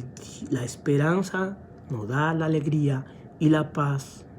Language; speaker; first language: Spanish; native; Spanish